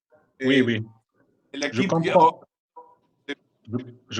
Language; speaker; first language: French; non-native, local second language; Arabic